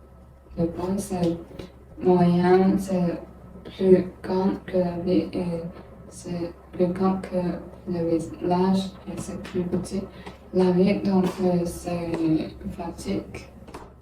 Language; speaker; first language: French; non-native, learner; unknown